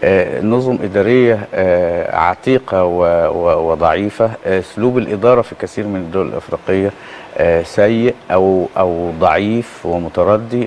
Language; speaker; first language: Arabic; native; Arabic